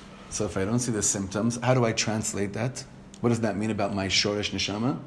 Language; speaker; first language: English; native; English